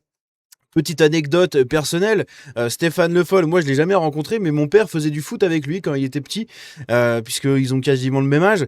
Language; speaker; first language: French; native; French